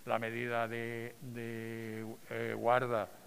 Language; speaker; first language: Spanish; non-native, local second language; Catalan